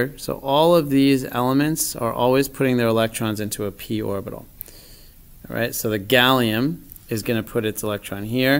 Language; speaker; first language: English; native; English